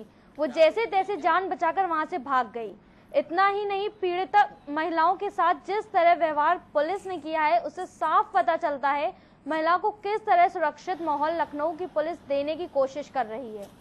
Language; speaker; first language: Hindi; native; Hindi